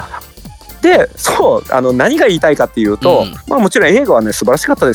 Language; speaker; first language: Japanese; native; Japanese